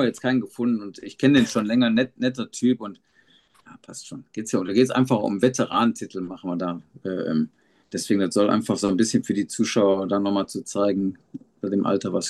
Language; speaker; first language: German; native; German